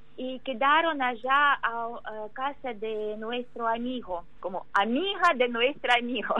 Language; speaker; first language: Spanish; non-native, learner; Ukrainian